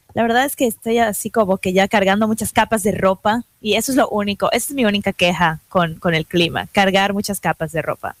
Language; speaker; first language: Spanish; native; Spanish